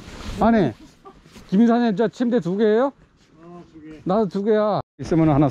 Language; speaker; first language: Korean; native; Korean